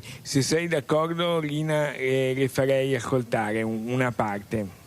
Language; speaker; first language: Italian; native; Italian